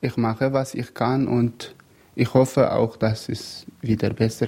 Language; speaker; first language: German; non-native, learner; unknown